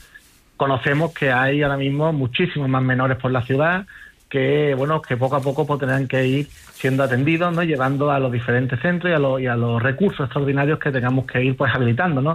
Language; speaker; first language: Spanish; native; Spanish